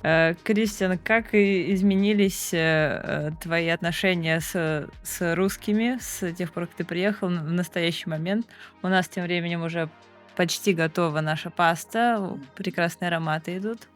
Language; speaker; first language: Russian; native; Russian